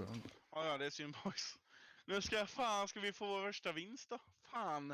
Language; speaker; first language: Swedish; native; Swedish